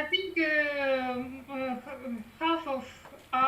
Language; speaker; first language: English; non-native, learner; Russian